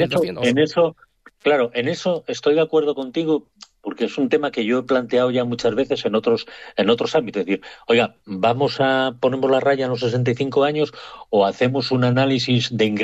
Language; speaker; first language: Spanish; native; Spanish